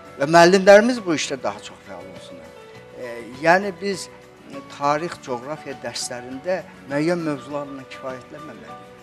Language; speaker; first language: Azerbaijani; native; Azerbaijani